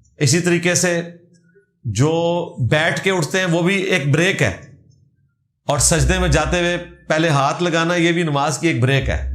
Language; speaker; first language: Urdu; non-native, local second language; Punjabi